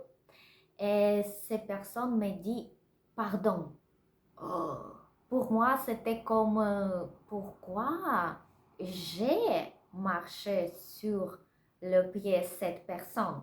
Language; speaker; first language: French; non-native, learner; Russian